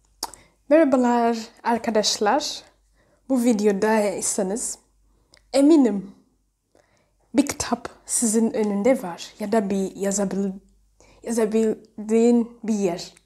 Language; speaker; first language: Turkish; non-native, learner; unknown